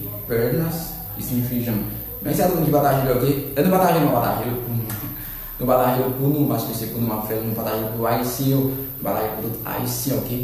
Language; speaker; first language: Portuguese; non-native, learner; Haitian Creole